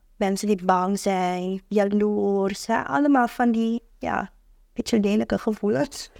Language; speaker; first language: Dutch; non-native, local second language; Papiamento